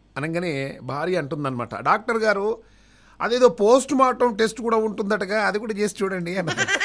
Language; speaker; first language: Telugu; native; Telugu